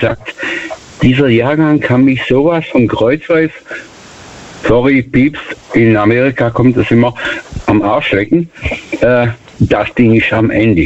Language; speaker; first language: German; native; German